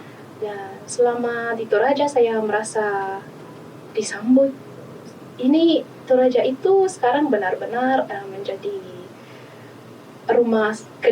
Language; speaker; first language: Indonesian; non-native, learner; Malagasy